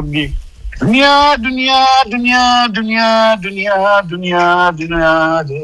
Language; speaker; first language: French; non-native, local second language; Wolof